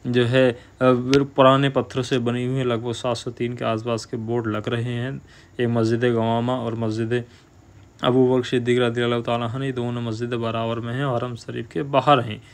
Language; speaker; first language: Hindi; native; Hindi